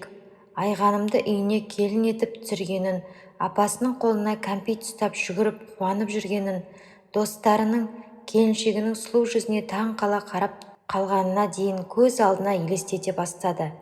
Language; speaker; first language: Kazakh; native; Kazakh